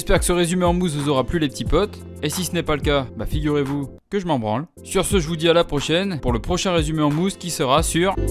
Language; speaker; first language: French; native; French